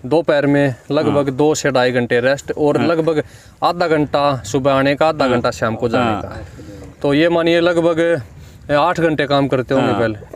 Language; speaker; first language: Hindi; native; Hindi